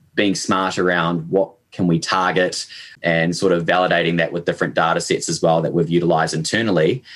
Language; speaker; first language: English; native; English